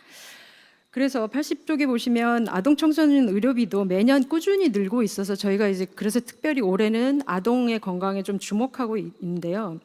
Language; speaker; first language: Korean; native; Korean